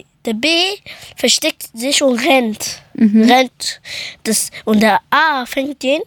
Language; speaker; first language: German; early bilingual, other home language; Persian